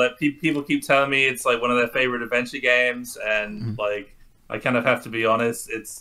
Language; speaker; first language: English; native; English